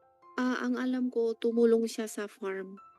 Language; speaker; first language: Filipino; non-native, learner; Chinese